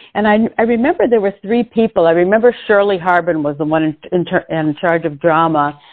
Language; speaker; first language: English; native; English